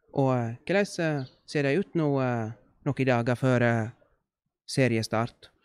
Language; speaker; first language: Norwegian; native; Norwegian